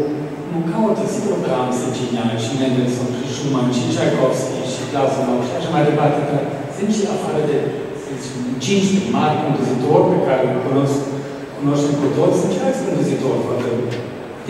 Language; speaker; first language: Romanian; non-native, fluent; German